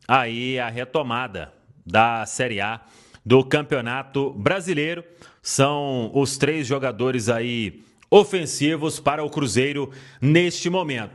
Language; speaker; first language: Portuguese; native; Portuguese